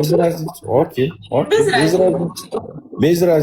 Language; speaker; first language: Russian; non-native, learner; Uzbek